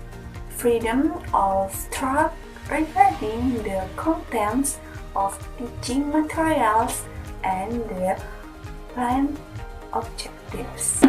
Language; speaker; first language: English; non-native, learner; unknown